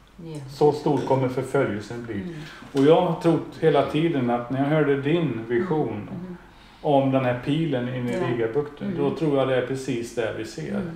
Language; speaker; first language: Swedish; native; Swedish